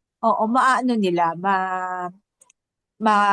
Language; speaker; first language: Filipino; native; Filipino